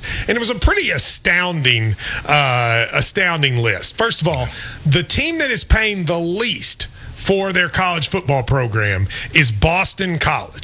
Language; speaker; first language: English; native; English